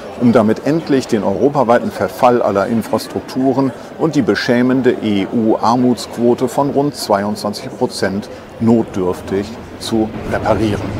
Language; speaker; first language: German; native; German